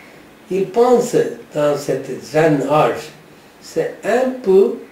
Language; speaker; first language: French; non-native, learner; Tamil